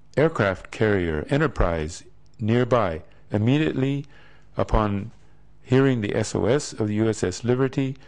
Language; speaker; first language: English; native; English